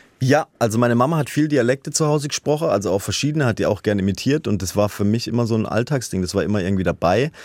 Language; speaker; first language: German; native; German